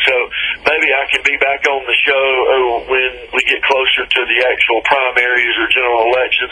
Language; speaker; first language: English; native; English